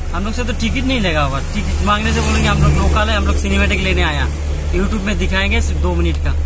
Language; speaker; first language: Hindi; non-native, local second language; Bangla